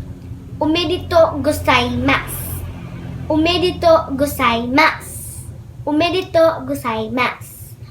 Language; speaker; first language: Japanese; non-native, learner; Filipino